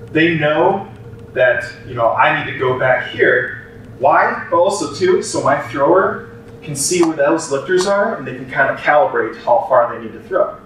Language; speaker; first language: English; native; English